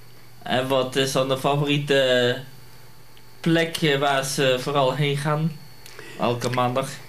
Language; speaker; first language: Dutch; native; Dutch